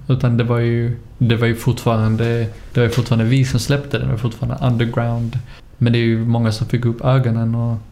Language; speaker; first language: Swedish; native; Swedish